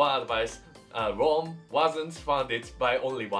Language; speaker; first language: English; non-native, learner; Japanese